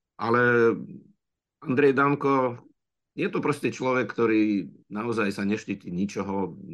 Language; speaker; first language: Slovak; non-native, fluent; Russian